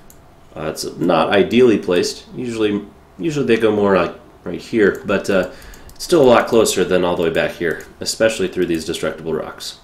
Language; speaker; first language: English; native; English